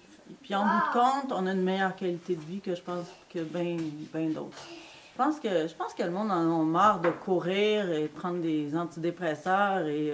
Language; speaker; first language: French; native; French